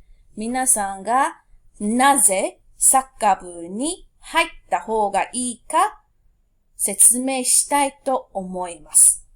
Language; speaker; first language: Japanese; non-native, fluent; English